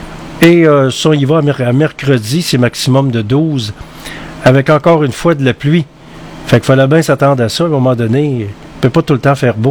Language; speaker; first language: French; native; French